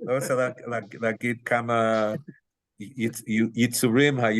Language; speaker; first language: Hebrew; non-native, fluent; English